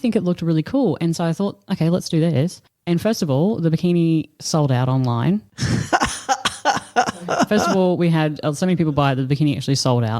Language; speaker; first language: English; native; English